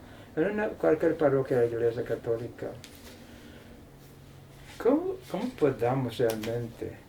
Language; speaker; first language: Spanish; non-native, learner; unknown